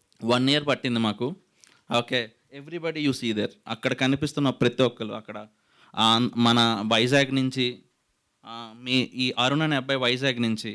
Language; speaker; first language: Telugu; native; Telugu